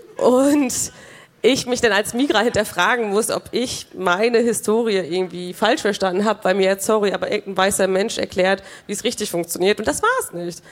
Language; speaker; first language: German; early bilingual, other home language; Kurdish